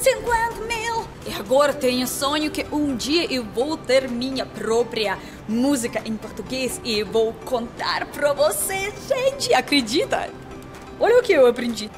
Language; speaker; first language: Portuguese; non-native, learner; Russian